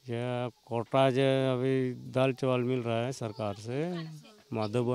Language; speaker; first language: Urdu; non-native, local second language; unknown